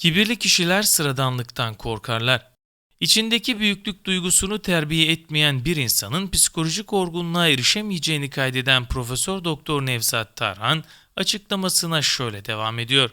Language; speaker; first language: Turkish; native; Turkish